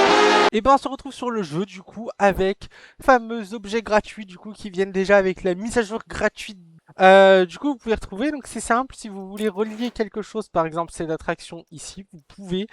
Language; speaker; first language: French; native; French